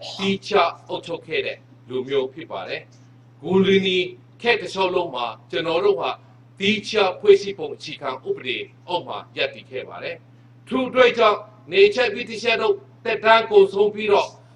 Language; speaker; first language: Burmese; non-native, local second language; Hakha Chin